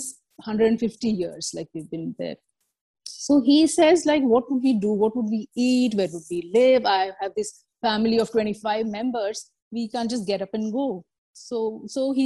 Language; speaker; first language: English; non-native, local second language; Kashmiri